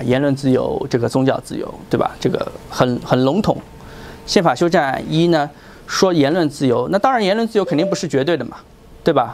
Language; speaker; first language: Chinese; native; Chinese